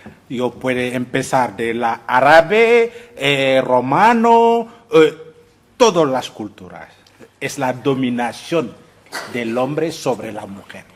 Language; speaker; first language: Spanish; non-native, fluent; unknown